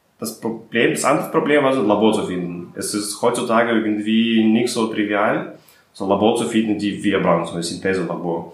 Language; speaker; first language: German; non-native, fluent; Russian